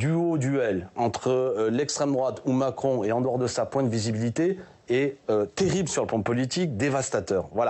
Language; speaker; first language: French; native; French